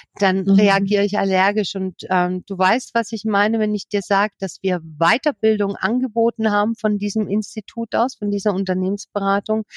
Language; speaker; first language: German; native; German